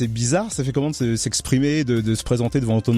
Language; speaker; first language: French; native; French